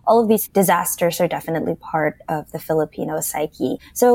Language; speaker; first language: English; non-native, local second language; Filipino